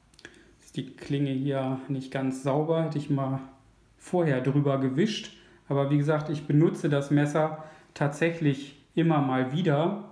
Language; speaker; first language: German; native; German